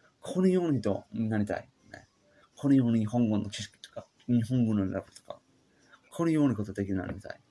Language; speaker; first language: Japanese; non-native, learner; English